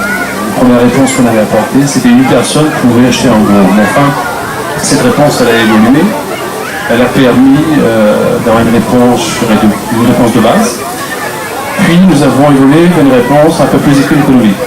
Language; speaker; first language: French; native; French